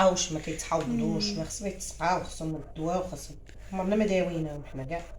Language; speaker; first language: Arabic; native; Arabic